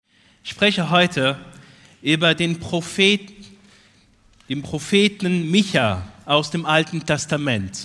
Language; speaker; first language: German; non-native, fluent; Arabic